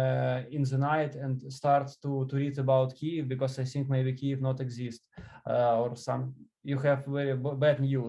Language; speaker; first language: English; non-native, learner; Ukrainian